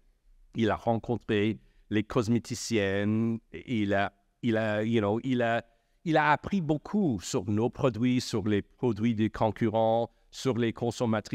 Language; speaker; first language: French; non-native, local second language; English